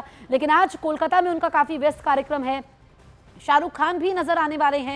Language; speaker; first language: Hindi; native; Hindi